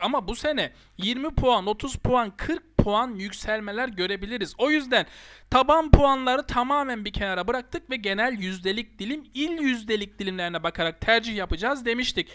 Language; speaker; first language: Turkish; native; Turkish